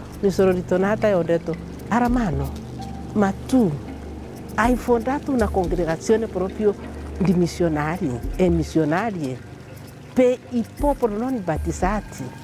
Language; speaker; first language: Italian; non-native, fluent; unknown